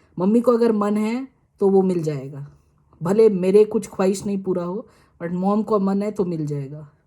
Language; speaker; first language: Hindi; native; Hindi